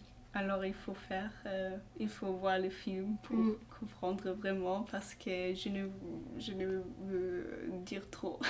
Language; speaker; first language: French; non-native, learner; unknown